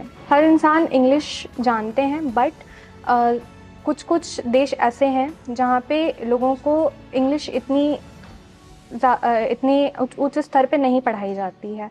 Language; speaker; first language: Hindi; native; Hindi